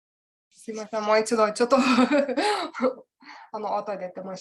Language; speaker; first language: Japanese; non-native, learner; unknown